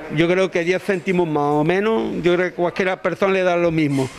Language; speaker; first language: Spanish; native; Spanish